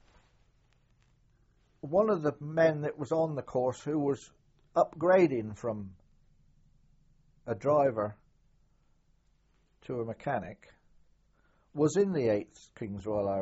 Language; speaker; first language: English; native; English